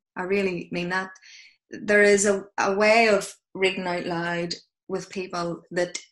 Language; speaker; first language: English; native; English